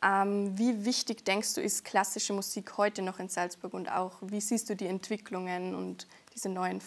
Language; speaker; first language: German; native; German